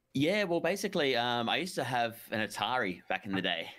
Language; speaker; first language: English; native; English